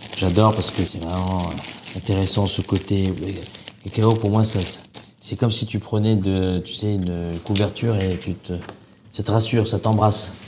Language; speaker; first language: French; non-native, local second language; Arabic